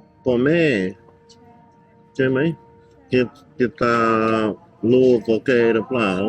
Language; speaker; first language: Thai; non-native, learner; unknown